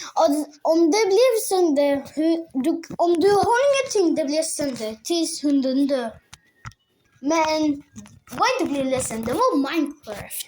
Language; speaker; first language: Swedish; non-native, local second language; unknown